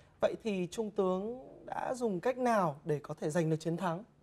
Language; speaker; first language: Vietnamese; native; Vietnamese